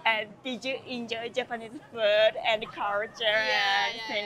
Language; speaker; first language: English; non-native, learner; Japanese